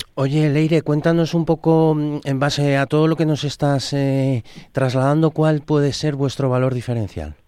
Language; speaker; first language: Spanish; native; Spanish